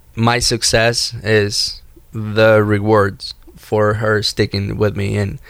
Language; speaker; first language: English; early bilingual, other home language; Spanish